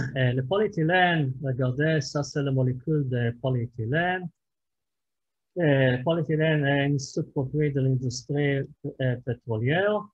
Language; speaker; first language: French; non-native, fluent; Hebrew